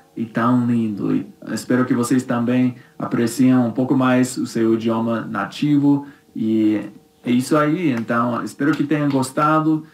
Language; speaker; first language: Portuguese; non-native, fluent; English